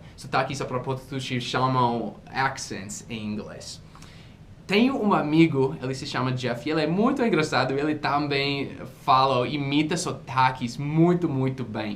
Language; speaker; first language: Portuguese; non-native, fluent; English